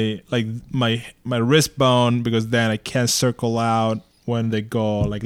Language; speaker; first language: English; native; English